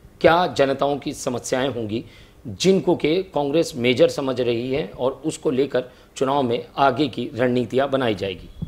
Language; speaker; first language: Hindi; non-native, local second language; Marathi